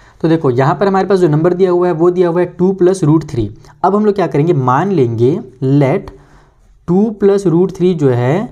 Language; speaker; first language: Hindi; native; Hindi